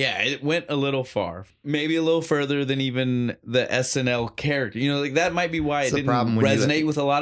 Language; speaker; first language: English; native; English